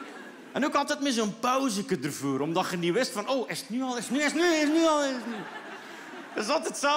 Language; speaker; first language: Dutch; native; Dutch